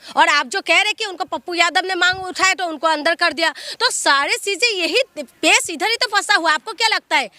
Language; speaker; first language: Hindi; non-native, local second language; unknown